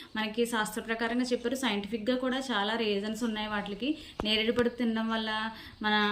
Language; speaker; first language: Telugu; native; Telugu